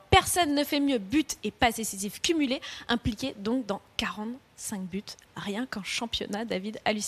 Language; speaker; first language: French; native; French